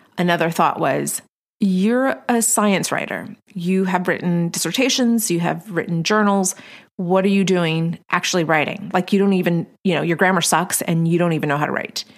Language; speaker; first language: English; early bilingual, other home language; Spanish